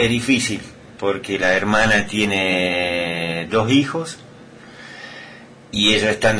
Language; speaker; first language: Spanish; non-native, fluent; Dutch